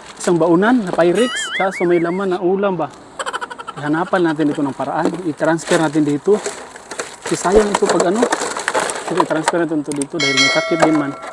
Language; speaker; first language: Filipino; non-native, local second language; Cebuano